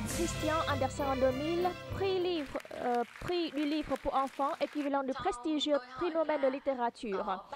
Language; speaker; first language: French; non-native, fluent; Vietnamese